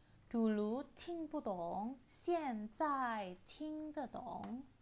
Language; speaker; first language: Chinese; non-native, fluent; Indonesian